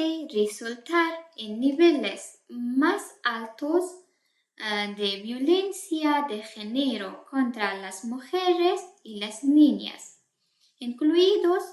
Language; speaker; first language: Spanish; non-native, fluent; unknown